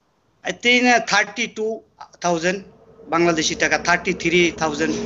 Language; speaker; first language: English; non-native, learner; Bangla